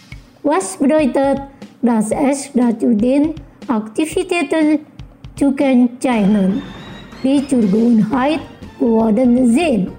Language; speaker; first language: German; non-native, learner; Indonesian